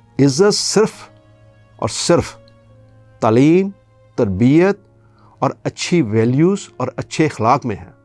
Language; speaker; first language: Urdu; native; Urdu